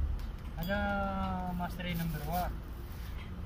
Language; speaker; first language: Arabic; non-native, learner; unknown